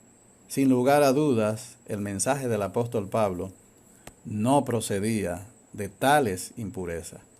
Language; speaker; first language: Spanish; native; Spanish